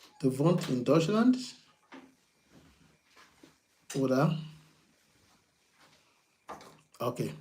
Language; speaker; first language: German; non-native, learner; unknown